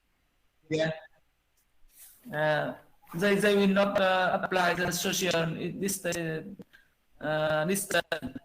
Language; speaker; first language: English; non-native, learner; Vietnamese